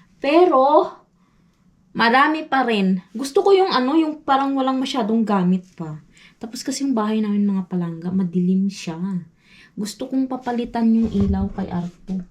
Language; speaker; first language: Filipino; non-native, local second language; Hiligaynon